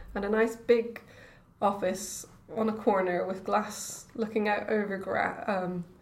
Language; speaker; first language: English; native; English